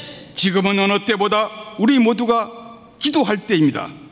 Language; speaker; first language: Korean; native; Korean